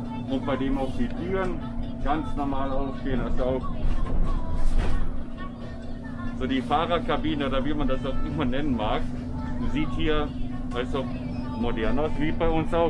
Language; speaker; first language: German; native; German